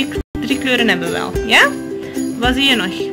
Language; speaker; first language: Dutch; non-native, fluent; Urdu